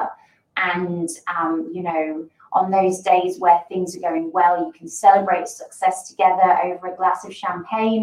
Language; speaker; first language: English; native; English